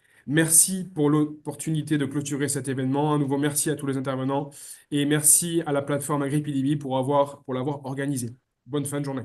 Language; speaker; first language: French; native; French